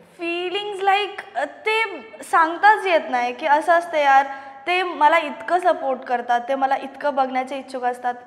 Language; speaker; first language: Marathi; non-native, local second language; Malayalam